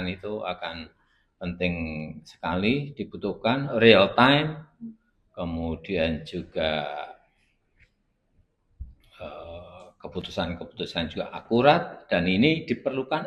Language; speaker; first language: Indonesian; non-native, local second language; Javanese